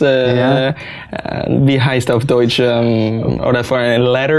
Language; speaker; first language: German; non-native, learner; Spanish